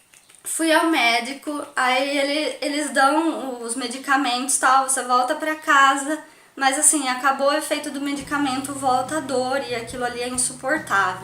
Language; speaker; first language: Portuguese; native; Portuguese